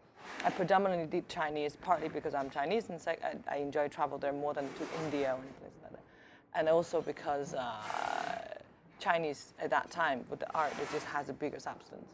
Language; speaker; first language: English; native; English